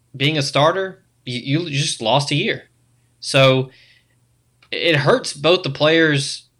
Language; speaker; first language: English; native; English